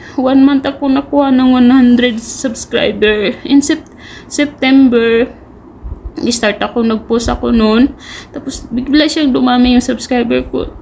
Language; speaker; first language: Filipino; non-native, local second language; Cebuano